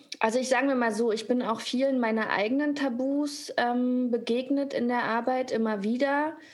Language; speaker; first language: German; native; German